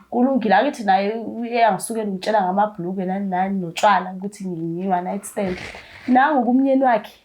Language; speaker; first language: Zulu; native; Zulu